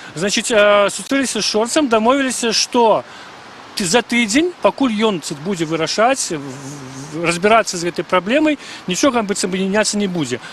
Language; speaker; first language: Belarusian; non-native, local second language; Russian